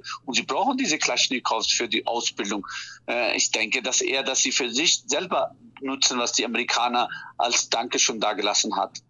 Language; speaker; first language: German; non-native, fluent; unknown